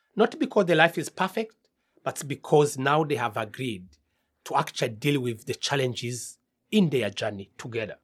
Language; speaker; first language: English; non-native, local second language; Kinyarwanda